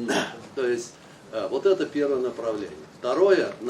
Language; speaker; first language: Russian; native; Russian